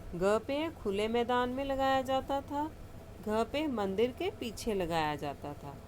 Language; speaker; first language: Hindi; non-native, local second language; Punjabi